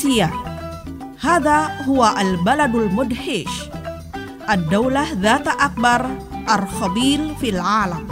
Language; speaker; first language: Arabic; non-native, fluent; Indonesian